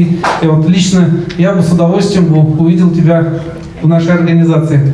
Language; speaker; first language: Russian; native; Russian